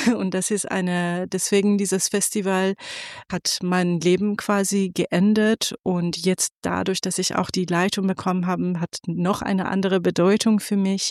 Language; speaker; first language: German; non-native, fluent; Persian